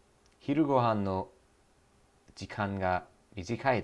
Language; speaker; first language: Japanese; non-native, learner; English